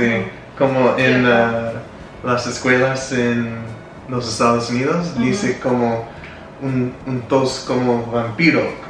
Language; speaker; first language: Spanish; non-native, learner; English